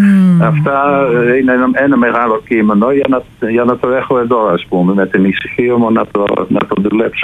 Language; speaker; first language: Greek; non-native, fluent; Dutch